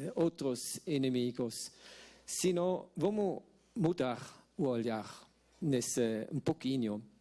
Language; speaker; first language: Portuguese; non-native, fluent; Swiss German